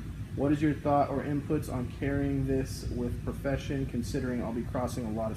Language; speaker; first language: English; native; English